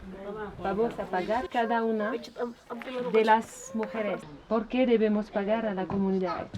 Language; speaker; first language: Spanish; non-native, learner; French